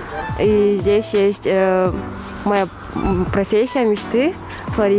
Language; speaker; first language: Russian; non-native, local second language; Kyrgyz